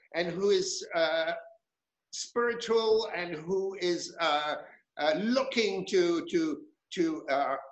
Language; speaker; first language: English; non-native, fluent; German